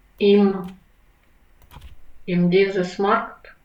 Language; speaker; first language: German; non-native, learner; Russian